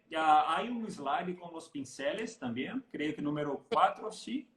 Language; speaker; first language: Spanish; non-native, learner; Portuguese